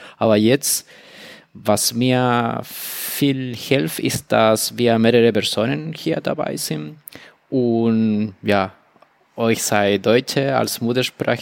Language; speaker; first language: German; non-native, fluent; Spanish